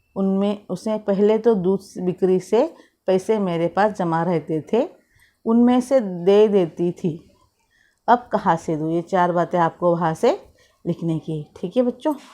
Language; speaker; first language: Hindi; non-native, local second language; Marathi